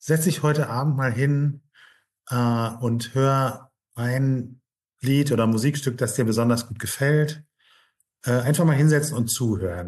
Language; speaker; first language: German; native; German